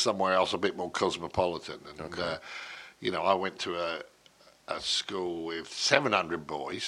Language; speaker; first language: English; native; English